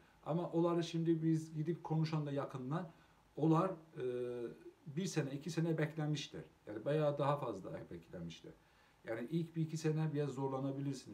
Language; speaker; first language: Turkish; non-native, local second language; Azerbaijani